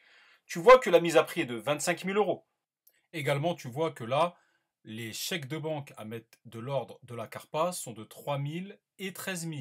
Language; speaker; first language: French; native; French